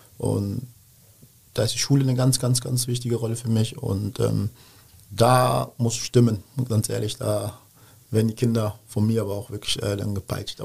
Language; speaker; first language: German; early bilingual, other home language; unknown